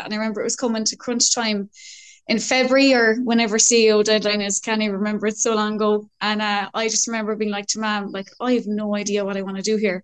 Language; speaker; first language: English; native; English